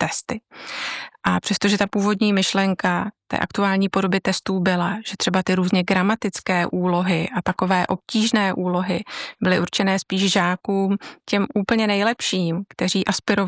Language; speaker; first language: Czech; native; Czech